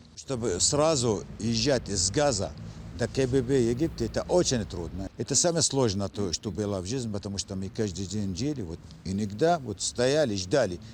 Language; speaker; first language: Russian; non-native, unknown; Arabic